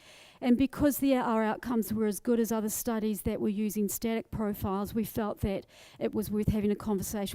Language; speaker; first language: English; native; English